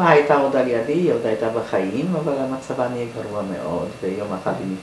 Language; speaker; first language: Hebrew; non-native, fluent; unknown